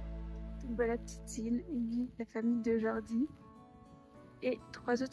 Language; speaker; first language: French; native; French